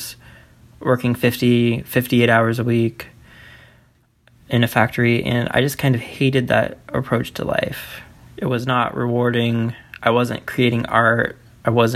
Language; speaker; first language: English; native; English